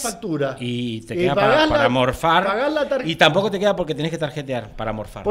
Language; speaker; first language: Spanish; native; Spanish